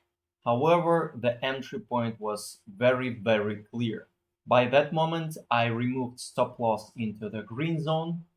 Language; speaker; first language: English; non-native, fluent; Russian